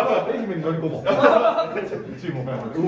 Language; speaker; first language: Japanese; native; Japanese